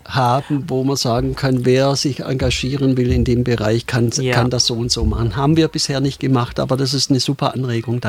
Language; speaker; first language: German; native; German